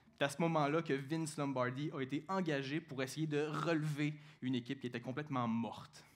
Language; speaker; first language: French; native; French